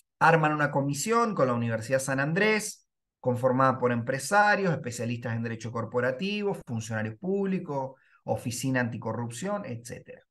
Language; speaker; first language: Spanish; native; Spanish